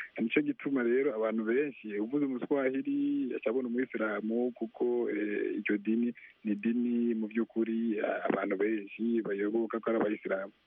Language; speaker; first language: Rundi; non-native, local second language; Swahili